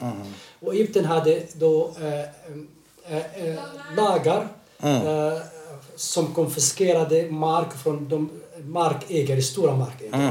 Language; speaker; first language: Swedish; non-native, fluent; Arabic